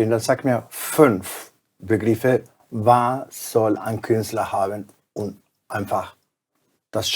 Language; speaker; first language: German; non-native, fluent; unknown